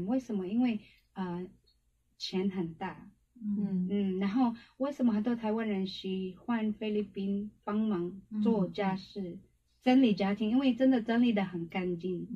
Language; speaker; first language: Chinese; non-native, learner; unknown